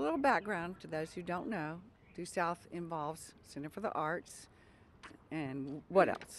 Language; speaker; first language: English; native; English